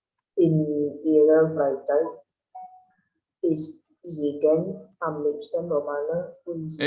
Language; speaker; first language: German; non-native, learner; Indonesian